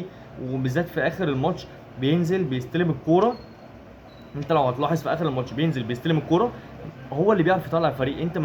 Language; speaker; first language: Arabic; native; Arabic